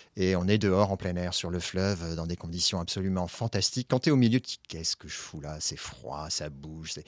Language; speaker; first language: French; native; French